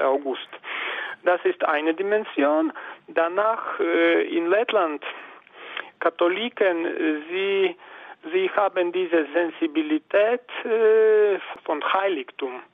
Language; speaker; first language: German; non-native, fluent; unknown